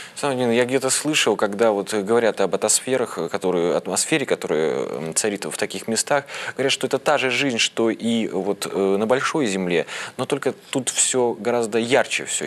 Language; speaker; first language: Russian; native; Russian